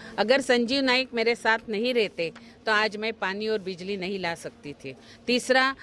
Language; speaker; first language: Hindi; non-native, local second language; Marathi